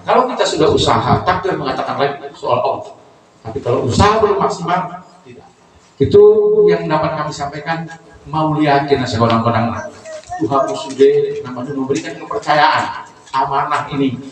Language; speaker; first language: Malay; non-native, local second language; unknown